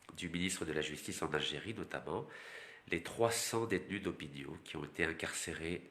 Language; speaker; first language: French; non-native, local second language; Arabic